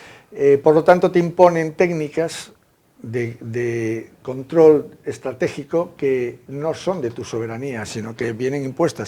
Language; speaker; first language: Spanish; native; Spanish